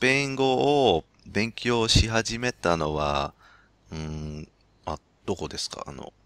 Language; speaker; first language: Japanese; non-native, learner; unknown